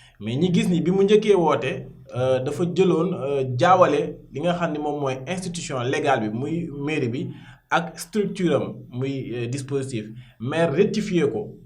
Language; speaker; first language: Wolof; native; Wolof